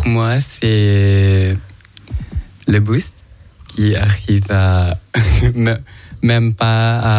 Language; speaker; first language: French; non-native, learner; Thai